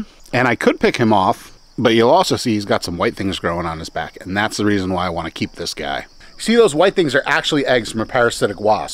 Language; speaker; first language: English; native; English